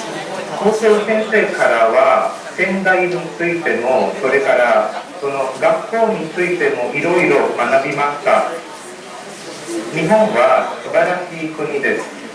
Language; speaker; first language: Japanese; non-native, fluent; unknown